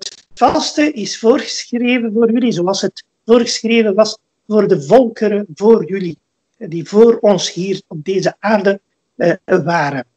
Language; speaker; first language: Dutch; early bilingual, other home language; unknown